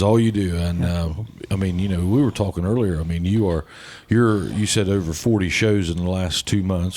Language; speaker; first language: English; native; English